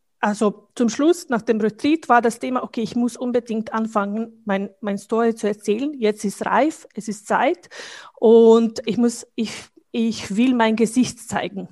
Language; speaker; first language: German; non-native, fluent; Bosnian